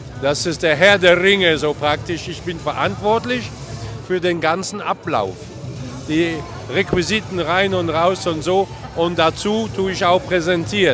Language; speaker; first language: German; non-native, fluent; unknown